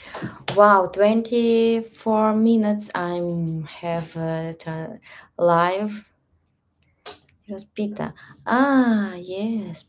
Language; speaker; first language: English; non-native, learner; Russian